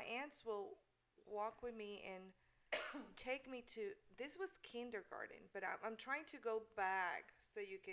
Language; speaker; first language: English; non-native, fluent; Spanish